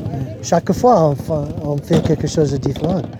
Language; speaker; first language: French; non-native, learner; English